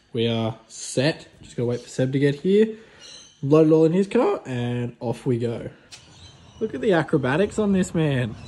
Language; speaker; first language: English; native; English